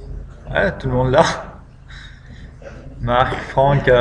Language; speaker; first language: French; non-native, fluent; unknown